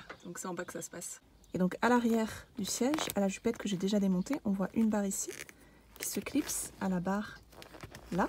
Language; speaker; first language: French; native; French